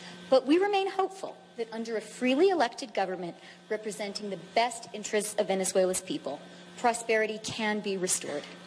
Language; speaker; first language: English; native; English